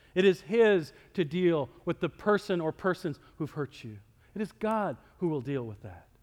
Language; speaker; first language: English; native; English